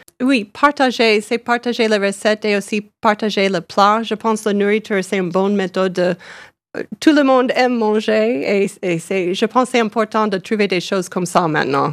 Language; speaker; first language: French; non-native, learner; English